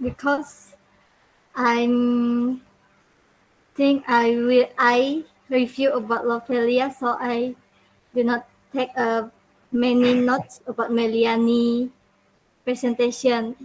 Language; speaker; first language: English; non-native, learner; Indonesian